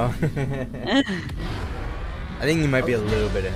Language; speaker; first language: English; native; English